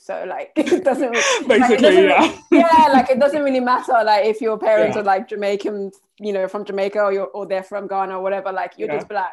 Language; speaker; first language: English; native; English